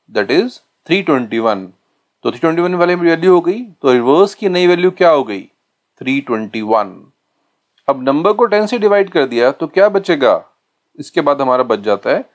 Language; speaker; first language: Hindi; native; Hindi